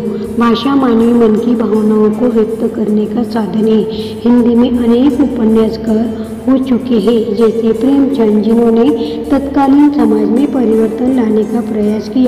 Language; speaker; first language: Hindi; non-native, local second language; Marathi